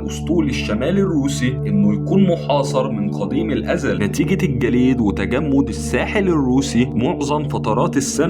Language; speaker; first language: Arabic; native; Arabic